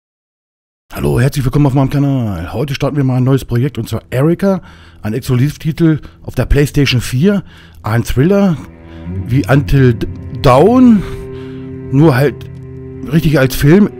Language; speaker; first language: German; native; German